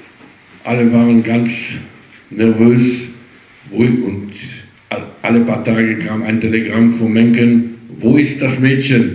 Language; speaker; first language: German; early bilingual, heritage; German